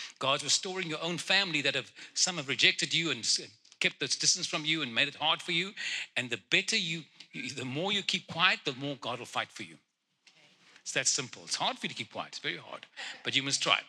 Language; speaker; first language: English; non-native, local second language; Afrikaans